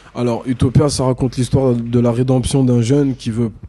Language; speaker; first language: French; native; French